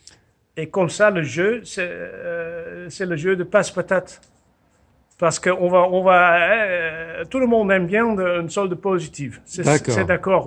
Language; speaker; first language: French; non-native, fluent; Dutch